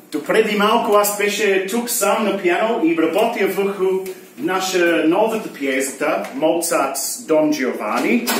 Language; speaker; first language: Bulgarian; non-native, learner; English